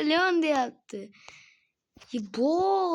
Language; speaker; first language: Turkish; non-native, learner; Uzbek